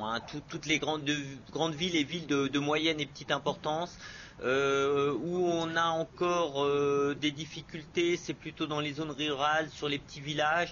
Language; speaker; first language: French; native; French